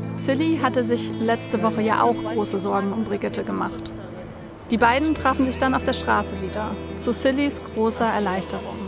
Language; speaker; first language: German; native; German